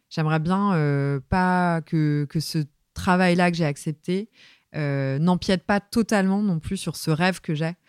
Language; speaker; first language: French; native; French